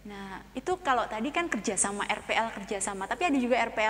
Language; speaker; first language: Indonesian; native; Indonesian